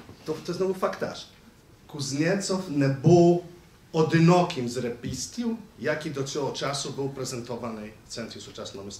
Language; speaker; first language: Ukrainian; native; Ukrainian